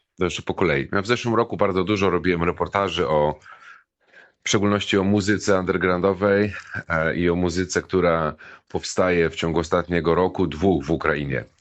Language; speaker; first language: Polish; native; Polish